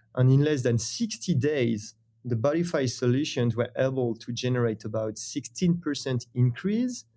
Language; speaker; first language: English; non-native, fluent; French